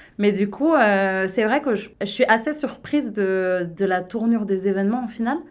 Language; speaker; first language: French; native; French